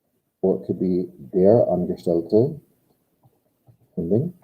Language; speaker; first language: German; non-native, fluent; English